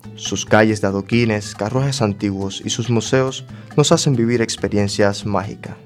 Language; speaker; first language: Spanish; native; Spanish